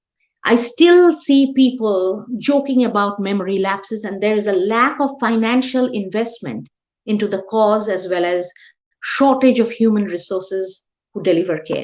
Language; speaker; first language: English; non-native, local second language; Bangla